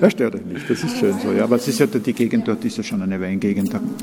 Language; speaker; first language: German; native; German